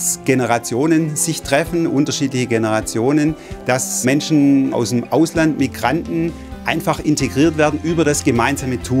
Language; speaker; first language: German; native; German